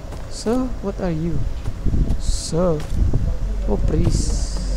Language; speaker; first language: English; non-native, learner; Indonesian